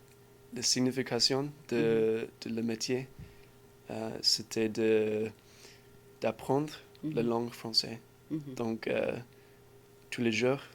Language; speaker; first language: French; non-native, learner; English